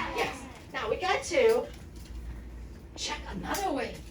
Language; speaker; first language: English; native; English